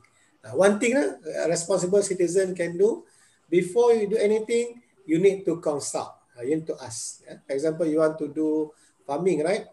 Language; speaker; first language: English; non-native, local second language; Malay